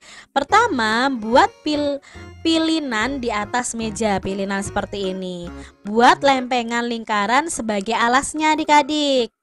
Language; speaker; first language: Indonesian; native; Indonesian